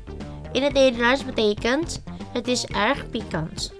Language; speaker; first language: Dutch; non-native, learner; Indonesian